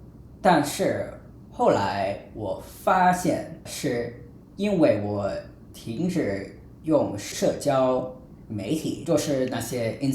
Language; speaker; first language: Chinese; non-native, fluent; English